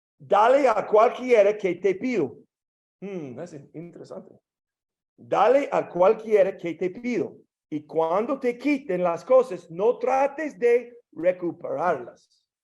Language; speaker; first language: Spanish; non-native, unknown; English